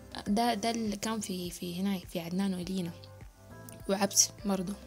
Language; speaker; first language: Arabic; native; Arabic